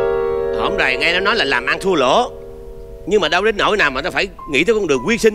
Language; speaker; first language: Vietnamese; native; Vietnamese